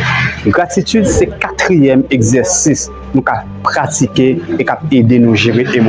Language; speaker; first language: French; non-native, local second language; Haitian Creole